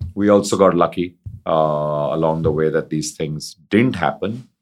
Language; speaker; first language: English; non-native, local second language; Hindi